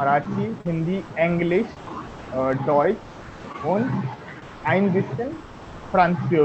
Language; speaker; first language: German; non-native, fluent; Marathi